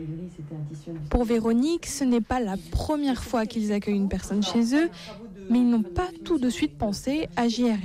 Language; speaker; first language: French; native; French